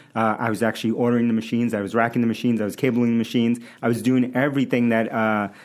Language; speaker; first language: English; early bilingual, other home language; Spanish